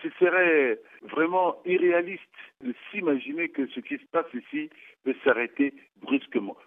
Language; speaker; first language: French; non-native, local second language; Sango